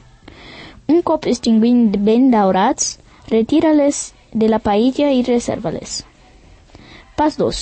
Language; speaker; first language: Catalan; early bilingual, other home language; Portuguese